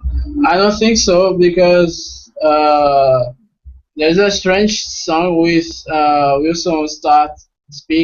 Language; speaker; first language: English; non-native, fluent; Portuguese